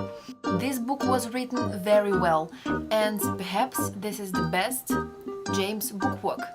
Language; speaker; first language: English; non-native, learner; Russian